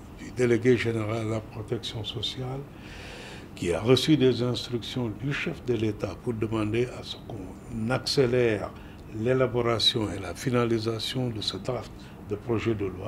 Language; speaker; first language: French; non-native, local second language; Wolof